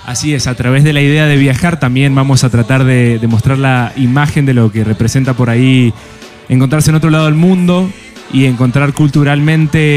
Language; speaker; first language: Spanish; native; Spanish